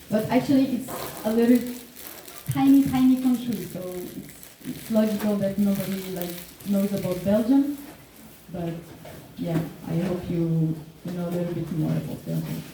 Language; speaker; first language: English; non-native, fluent; French